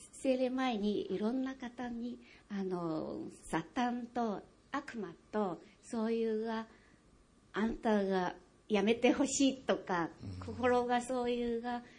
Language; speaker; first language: Japanese; non-native, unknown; Chinese